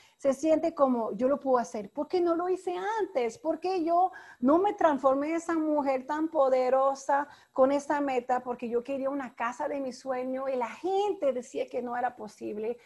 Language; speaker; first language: Spanish; non-native, fluent; French